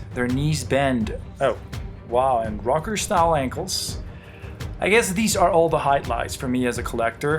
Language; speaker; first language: English; non-native, fluent; Spanish